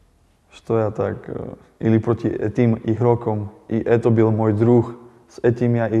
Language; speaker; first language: Russian; non-native, learner; Slovak